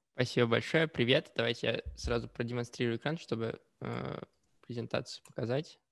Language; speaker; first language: Russian; native; Russian